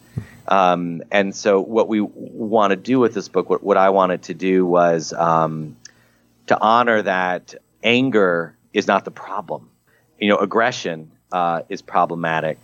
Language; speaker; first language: English; native; English